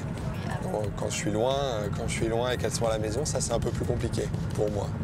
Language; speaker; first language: French; native; French